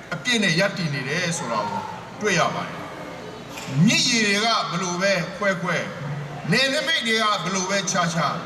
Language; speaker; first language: Burmese; non-native, local second language; Hakha Chin